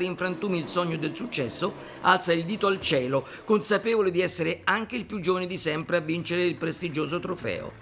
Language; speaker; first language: Italian; native; Italian